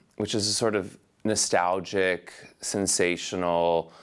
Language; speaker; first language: English; native; English